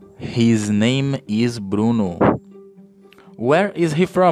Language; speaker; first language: English; non-native, fluent; Portuguese